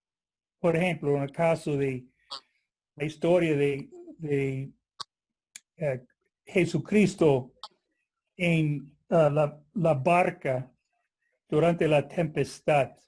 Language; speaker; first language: Spanish; non-native, fluent; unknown